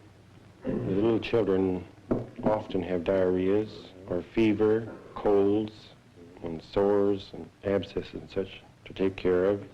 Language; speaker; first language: English; native; English